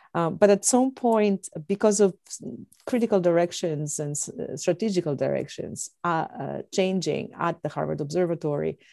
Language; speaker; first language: English; non-native, fluent; Greek